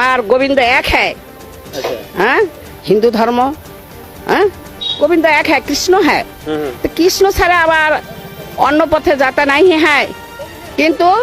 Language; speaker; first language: Hindi; non-native, local second language; Bangla